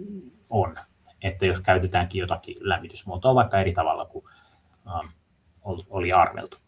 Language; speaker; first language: Finnish; native; Finnish